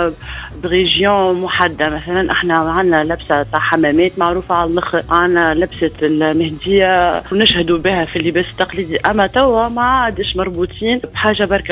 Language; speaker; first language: Arabic; native; Arabic